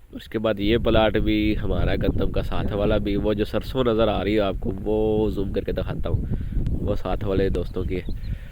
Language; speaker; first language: Urdu; non-native, local second language; Punjabi